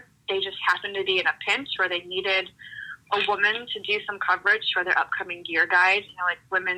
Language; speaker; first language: English; native; English